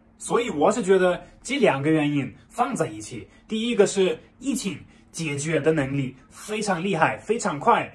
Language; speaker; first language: Chinese; non-native, fluent; German